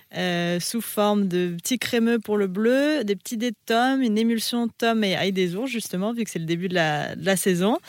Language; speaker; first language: French; native; French